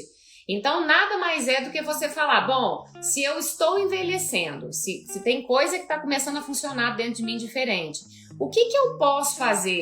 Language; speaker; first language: Portuguese; native; Portuguese